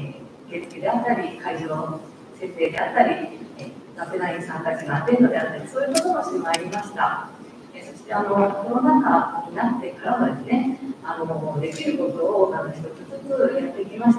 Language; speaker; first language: Japanese; native; Japanese